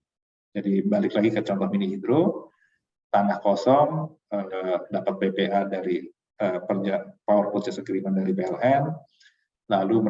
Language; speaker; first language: Indonesian; native; Indonesian